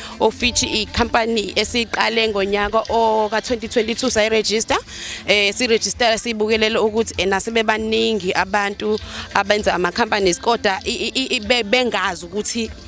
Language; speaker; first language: Zulu; native; Zulu